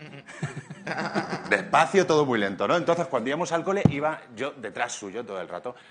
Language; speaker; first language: Spanish; native; Spanish